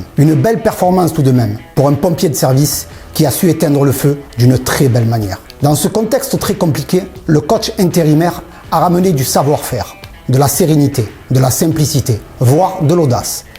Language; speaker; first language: French; native; French